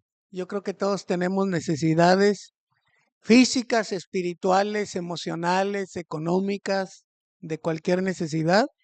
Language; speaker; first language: Spanish; native; Spanish